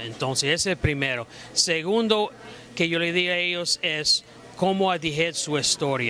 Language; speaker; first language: Spanish; non-native, fluent; English